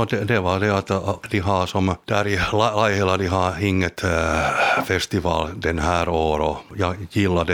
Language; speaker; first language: Swedish; non-native, local second language; Finnish